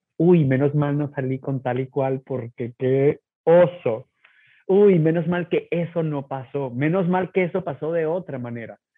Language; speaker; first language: Spanish; native; Spanish